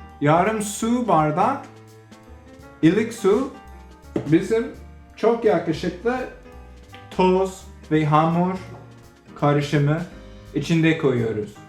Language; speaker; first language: Turkish; non-native, learner; English